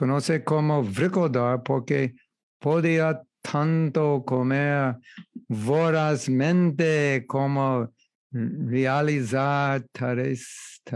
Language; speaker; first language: Spanish; non-native, learner; English